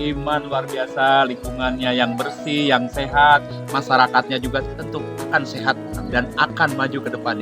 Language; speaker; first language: Indonesian; native; Indonesian